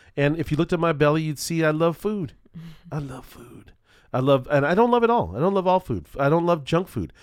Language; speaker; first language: English; native; English